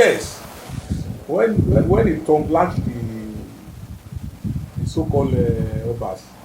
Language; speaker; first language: English; non-native, local second language; Yoruba